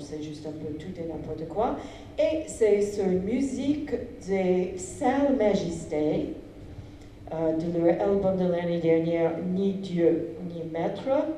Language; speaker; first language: French; non-native, fluent; English